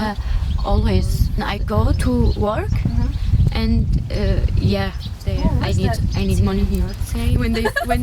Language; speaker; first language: English; non-native, learner; Arabic